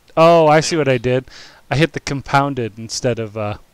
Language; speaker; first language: English; native; English